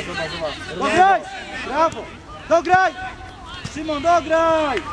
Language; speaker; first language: Polish; native; Polish